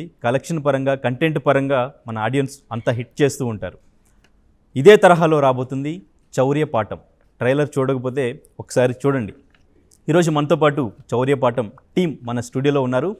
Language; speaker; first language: Telugu; native; Telugu